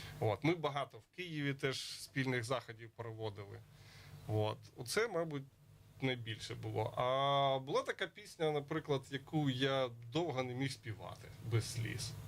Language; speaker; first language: Ukrainian; native; Ukrainian